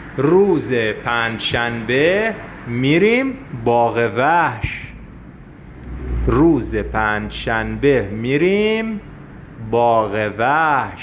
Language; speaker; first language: Persian; non-native, fluent; Arabic